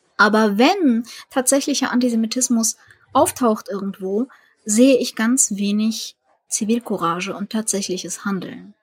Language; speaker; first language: German; early bilingual, other home language; Russian